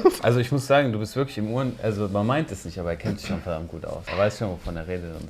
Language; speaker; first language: German; native; German